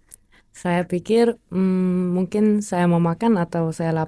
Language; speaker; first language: Indonesian; non-native, learner; German